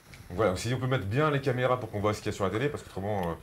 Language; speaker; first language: French; native; French